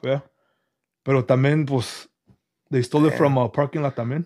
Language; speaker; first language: Spanish; native; Spanish